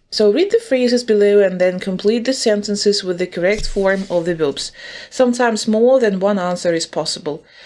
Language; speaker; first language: English; non-native, fluent; Ukrainian